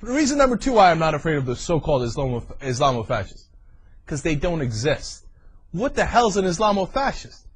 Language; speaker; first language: English; native; English